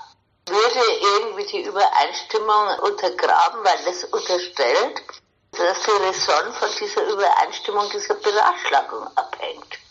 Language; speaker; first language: German; native; German